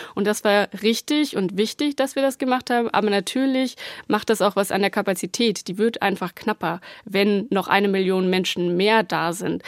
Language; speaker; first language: German; native; German